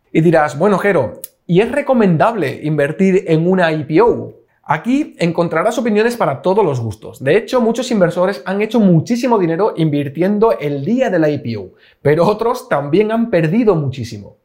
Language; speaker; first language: Spanish; native; Spanish